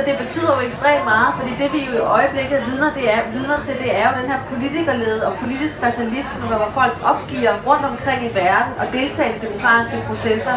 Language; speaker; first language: Danish; native; Danish